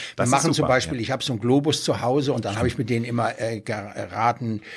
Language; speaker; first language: German; native; German